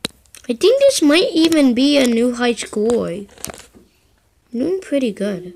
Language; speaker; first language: English; native; English